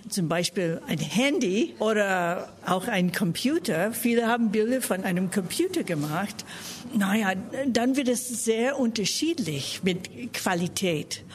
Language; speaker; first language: German; non-native, fluent; English